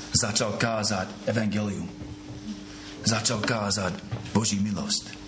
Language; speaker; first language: Czech; non-native, fluent; English